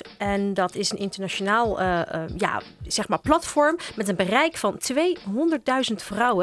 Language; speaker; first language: Dutch; native; Dutch